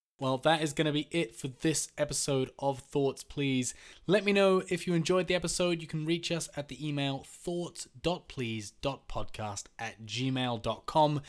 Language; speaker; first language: English; native; English